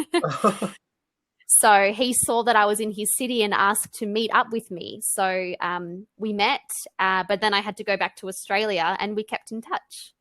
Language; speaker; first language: English; native; English